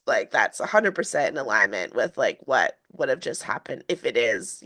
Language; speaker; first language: English; native; English